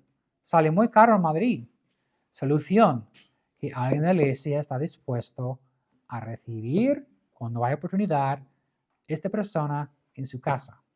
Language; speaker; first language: Spanish; non-native, fluent; English